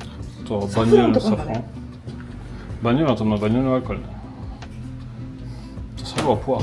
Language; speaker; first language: Japanese; non-native, learner; French